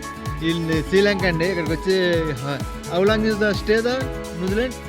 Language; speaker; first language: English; non-native, learner; Telugu